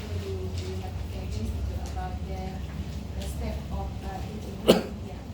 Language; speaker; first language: English; non-native, fluent; Indonesian